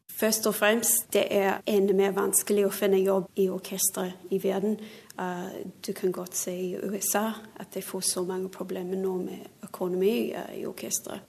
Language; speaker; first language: Norwegian; non-native, fluent; English